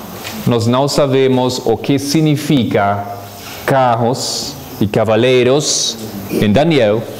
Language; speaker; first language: Portuguese; non-native, fluent; Spanish